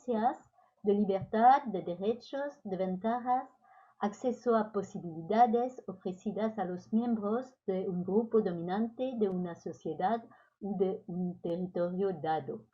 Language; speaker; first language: Spanish; non-native, learner; French